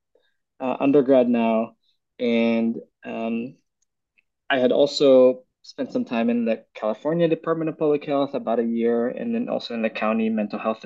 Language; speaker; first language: English; non-native, local second language; Filipino